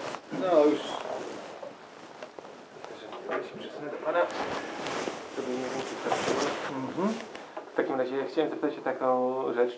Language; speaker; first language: Polish; native; Polish